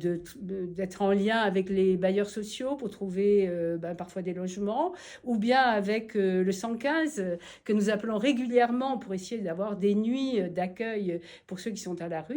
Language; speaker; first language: French; native; French